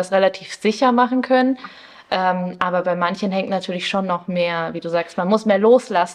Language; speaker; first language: German; early bilingual, other home language; Spanish